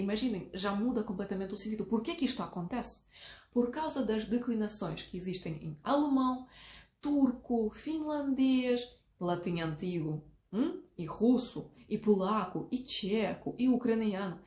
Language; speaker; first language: Portuguese; non-native, fluent; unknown